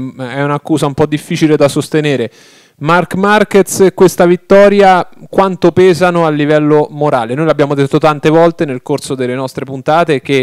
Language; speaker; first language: Italian; native; Italian